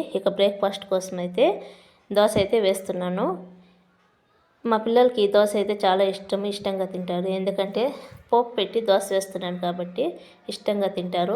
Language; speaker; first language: Telugu; native; Telugu